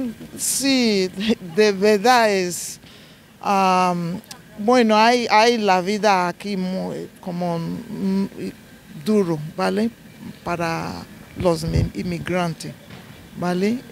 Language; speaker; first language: Spanish; non-native, learner; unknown